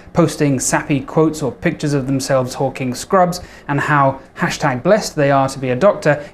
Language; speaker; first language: English; native; English